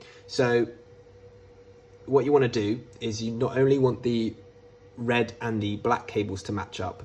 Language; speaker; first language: English; native; English